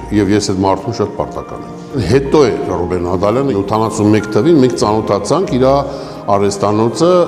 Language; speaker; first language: Armenian; native; Armenian